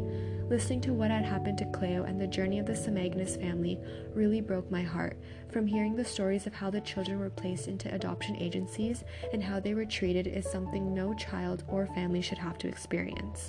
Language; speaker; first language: English; native; English